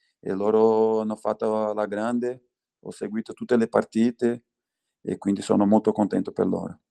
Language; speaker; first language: Italian; non-native, fluent; Portuguese